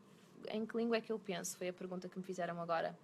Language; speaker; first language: Portuguese; native; Portuguese